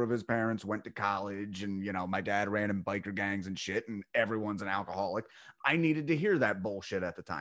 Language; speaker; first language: English; native; English